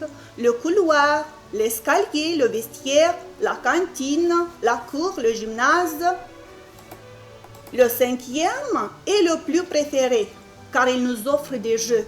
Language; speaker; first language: French; non-native, fluent; Romanian